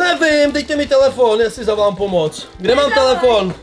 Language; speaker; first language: Czech; native; Czech